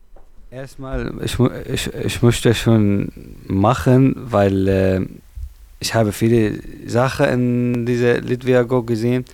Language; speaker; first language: German; non-native, learner; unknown